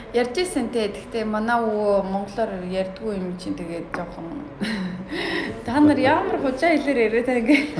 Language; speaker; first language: Mongolian; early bilingual, heritage; Mongolian